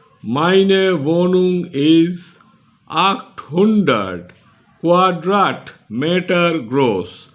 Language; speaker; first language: German; non-native, learner; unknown